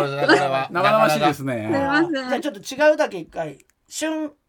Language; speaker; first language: Japanese; native; Japanese